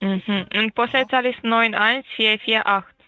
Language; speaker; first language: German; non-native, learner; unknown